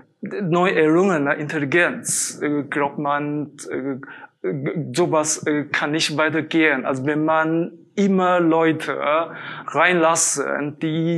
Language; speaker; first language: German; non-native, fluent; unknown